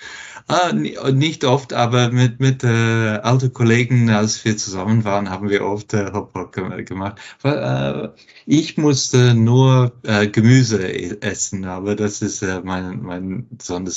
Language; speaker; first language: German; non-native, fluent; English